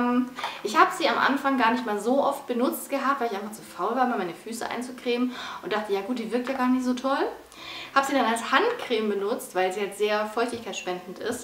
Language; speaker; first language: German; native; German